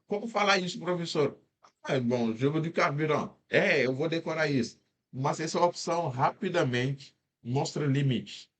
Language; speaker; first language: Portuguese; non-native, fluent; Wolof